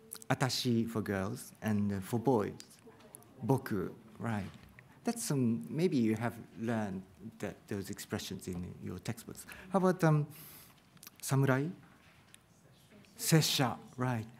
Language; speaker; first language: English; non-native, fluent; Japanese